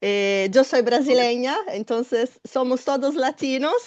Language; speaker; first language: Spanish; non-native, fluent; Portuguese